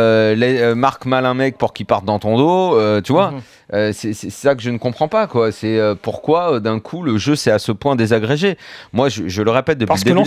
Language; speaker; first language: French; native; French